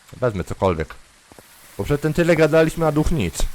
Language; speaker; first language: Polish; native; Polish